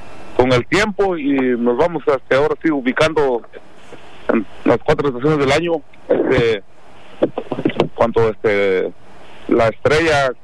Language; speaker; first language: Spanish; non-native, local second language; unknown